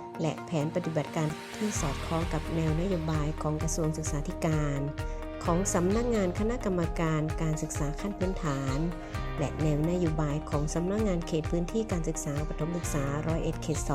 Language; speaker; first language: Thai; native; Thai